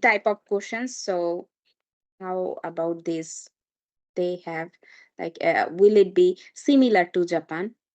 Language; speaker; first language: English; non-native, fluent; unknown